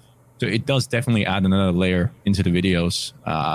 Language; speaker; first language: English; non-native, fluent; German